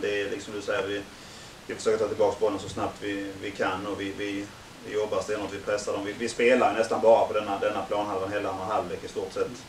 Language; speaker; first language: Swedish; native; Swedish